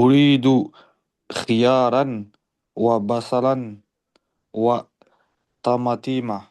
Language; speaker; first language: Arabic; non-native, learner; French